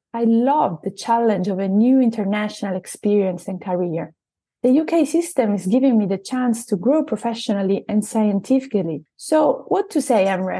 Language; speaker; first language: English; non-native, fluent; Italian